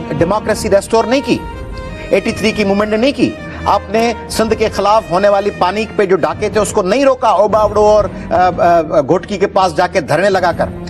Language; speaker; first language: Urdu; non-native, local second language; Sindhi